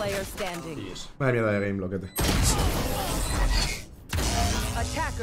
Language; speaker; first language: Spanish; native; Spanish